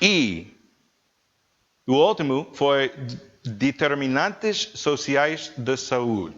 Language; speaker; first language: Portuguese; non-native, learner; English